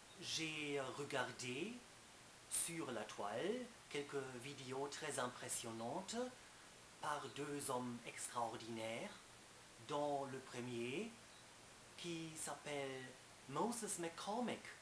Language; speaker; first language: French; non-native, fluent; German